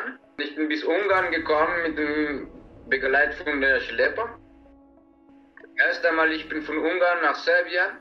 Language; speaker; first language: German; non-native, learner; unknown